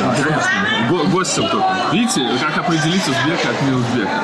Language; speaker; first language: Russian; native; Russian